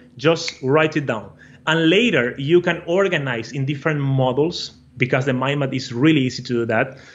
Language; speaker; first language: English; non-native, fluent; Portuguese